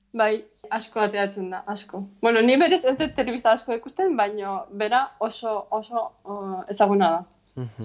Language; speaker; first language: Basque; non-native, fluent; Ukrainian